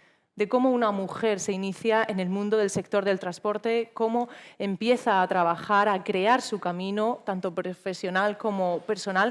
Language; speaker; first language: Spanish; native; Spanish